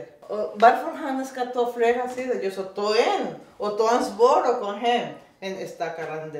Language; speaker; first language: Swedish; non-native, learner; Spanish